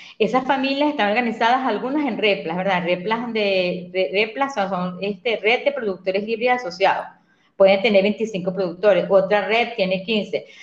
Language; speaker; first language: Spanish; native; Spanish